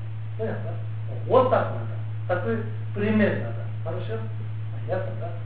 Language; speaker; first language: Russian; non-native, learner; Tibetan